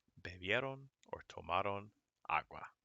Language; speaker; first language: Spanish; non-native, fluent; English